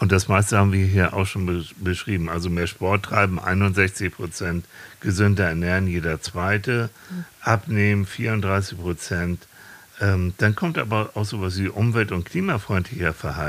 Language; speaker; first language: German; native; German